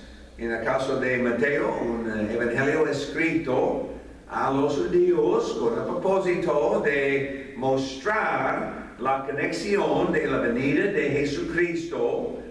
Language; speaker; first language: Spanish; non-native, fluent; English